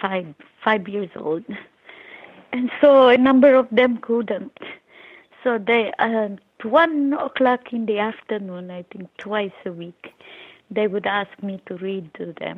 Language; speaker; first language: English; non-native, local second language; Filipino